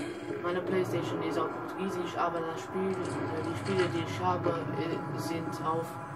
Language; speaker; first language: German; non-native, learner; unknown